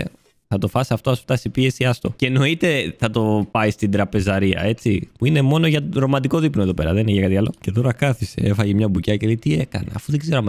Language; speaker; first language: Greek; native; Greek